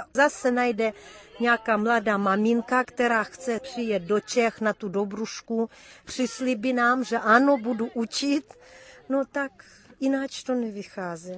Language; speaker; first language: Czech; early bilingual, heritage; Czech